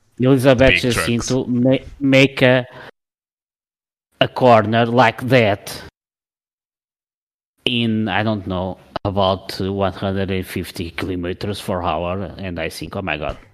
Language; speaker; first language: English; non-native, learner; Portuguese